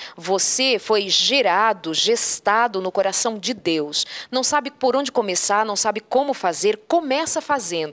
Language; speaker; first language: Portuguese; native; Portuguese